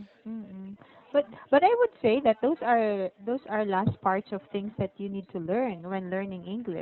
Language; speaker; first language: English; non-native, learner; Korean